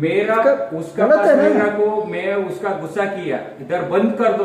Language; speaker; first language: Hindi; non-native, local second language; Kannada